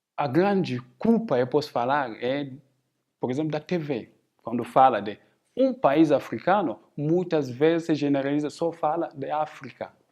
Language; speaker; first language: Portuguese; non-native, fluent; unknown